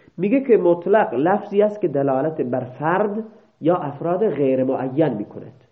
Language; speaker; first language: Persian; non-native, local second language; Baluchi